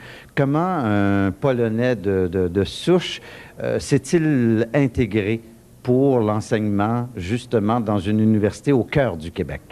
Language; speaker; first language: French; native; French